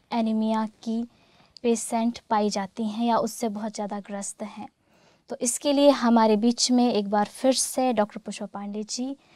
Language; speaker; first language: Hindi; native; Hindi